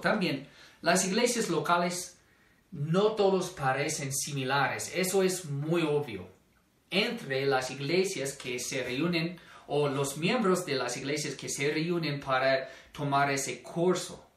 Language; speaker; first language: Spanish; non-native, fluent; English